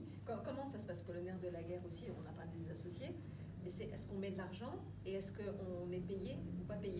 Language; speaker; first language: French; native; French